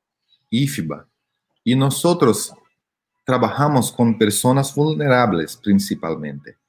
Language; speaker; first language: Spanish; non-native, fluent; Portuguese